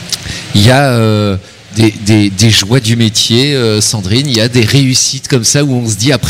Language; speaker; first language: French; native; French